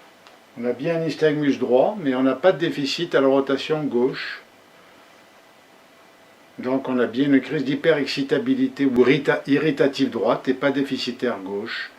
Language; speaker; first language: French; native; French